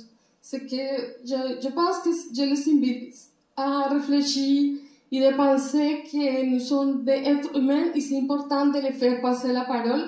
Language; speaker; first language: French; non-native, learner; Spanish